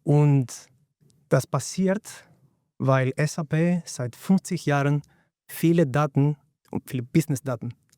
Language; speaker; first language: German; non-native, fluent; Greek